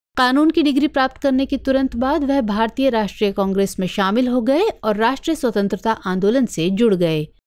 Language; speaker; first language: Hindi; native; Hindi